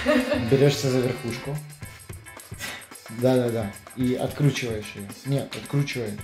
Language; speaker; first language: Russian; native; Russian